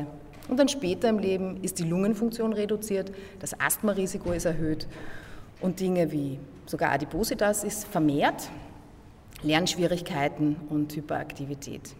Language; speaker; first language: German; native; German